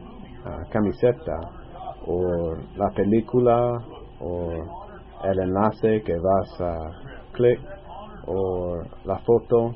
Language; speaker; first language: Spanish; non-native, fluent; English